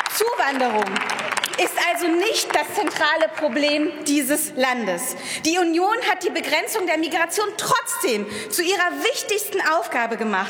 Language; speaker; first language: German; early bilingual, other home language; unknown